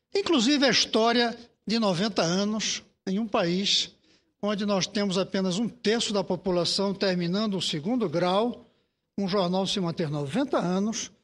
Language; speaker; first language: Portuguese; native; Portuguese